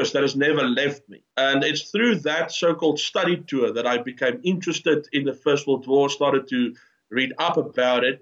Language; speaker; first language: English; non-native, local second language; Afrikaans